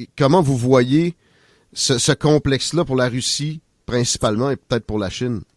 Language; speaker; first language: French; native; French